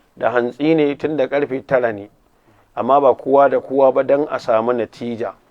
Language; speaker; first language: Hausa; native; Hausa